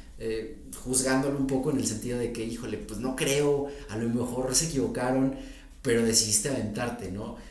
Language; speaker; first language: Spanish; native; Spanish